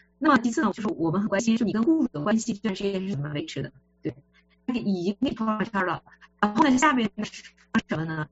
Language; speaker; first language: Chinese; native; Chinese